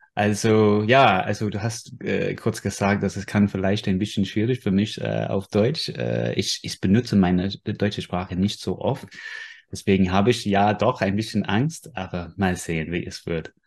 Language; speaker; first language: German; non-native, fluent; English